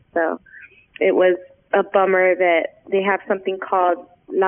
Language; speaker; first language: English; native; English